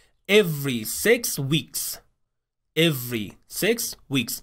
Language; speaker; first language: English; non-native, fluent; Persian